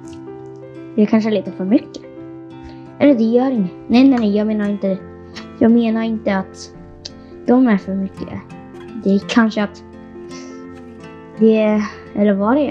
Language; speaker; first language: Swedish; non-native, fluent; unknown